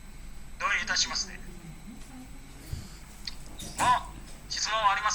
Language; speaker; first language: Japanese; non-native, learner; Indonesian